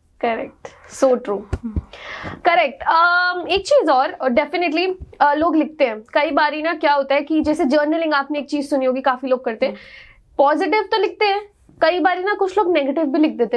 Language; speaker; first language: Hindi; native; Hindi